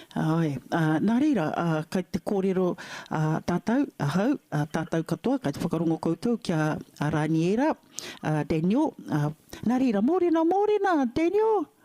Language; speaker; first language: Māori; native; Māori